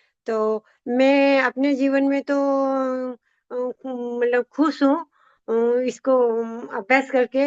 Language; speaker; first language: Hindi; non-native, local second language; Odia